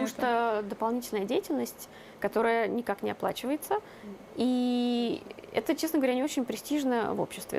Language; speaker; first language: Russian; native; Russian